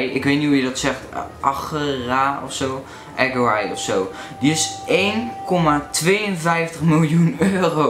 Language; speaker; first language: Dutch; native; Dutch